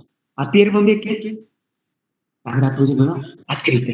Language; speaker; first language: Russian; non-native, learner; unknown